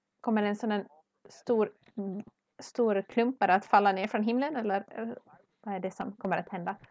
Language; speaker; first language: Swedish; non-native, learner; English